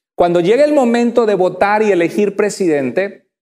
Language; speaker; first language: Spanish; native; Spanish